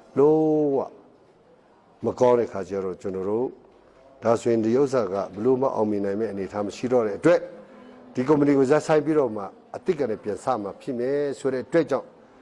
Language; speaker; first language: Burmese; non-native, local second language; Hakha Chin